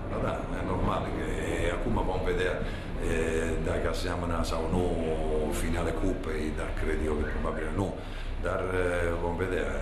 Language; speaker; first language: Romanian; non-native, fluent; Italian